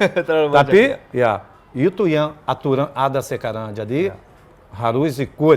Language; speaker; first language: Indonesian; non-native, fluent; Portuguese